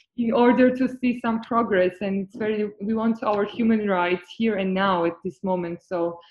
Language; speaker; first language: English; non-native, fluent; Georgian